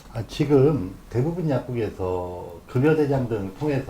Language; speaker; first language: Korean; native; Korean